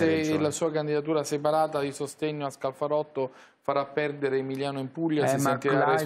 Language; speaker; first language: Italian; native; Italian